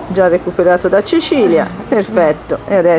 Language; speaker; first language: Italian; native; Italian